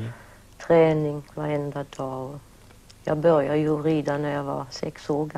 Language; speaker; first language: Swedish; early bilingual, other home language; German